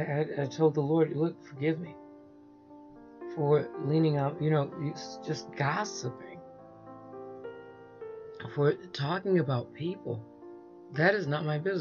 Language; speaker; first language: English; native; English